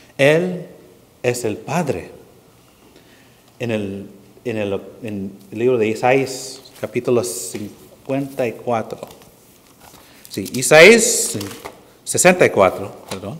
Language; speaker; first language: Spanish; non-native, fluent; English